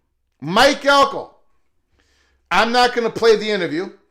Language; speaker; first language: English; native; English